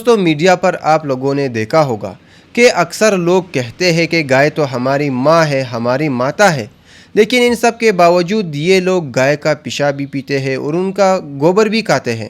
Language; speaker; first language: Hindi; native; Hindi